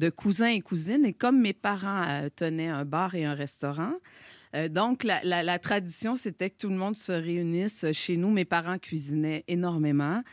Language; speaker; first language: French; native; French